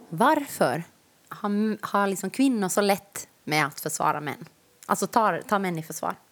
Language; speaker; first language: Swedish; native; Swedish